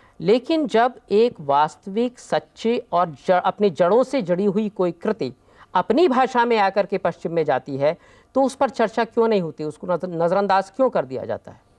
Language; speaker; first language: Hindi; native; Hindi